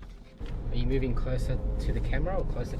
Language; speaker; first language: English; native; English